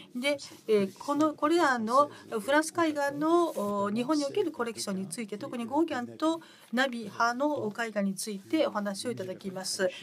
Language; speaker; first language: Japanese; non-native, fluent; French